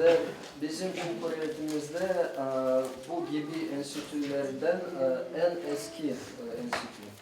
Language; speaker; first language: Turkish; non-native, fluent; Chuvash